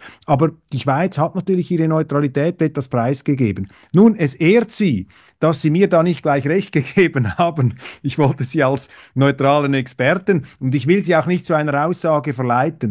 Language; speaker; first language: German; native; German